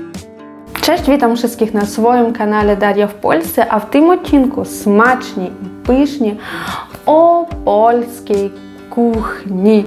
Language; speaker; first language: Polish; non-native, fluent; Ukrainian